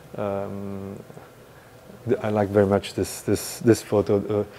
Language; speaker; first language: English; non-native, fluent; Italian